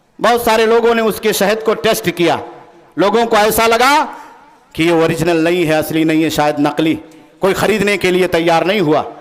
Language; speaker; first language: Urdu; native; Urdu